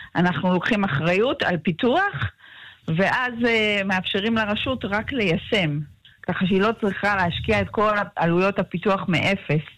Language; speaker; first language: Hebrew; native; Hebrew